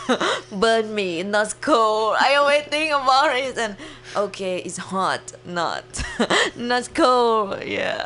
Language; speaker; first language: English; non-native, learner; Thai